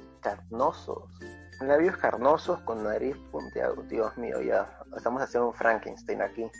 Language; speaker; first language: Spanish; native; Spanish